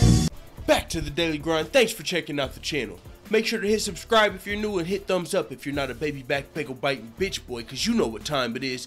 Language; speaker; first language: English; native; English